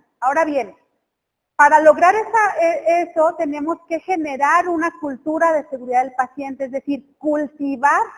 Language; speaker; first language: Spanish; native; Spanish